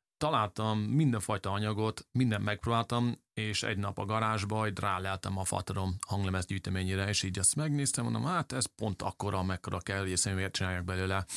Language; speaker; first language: Hungarian; early bilingual, heritage; English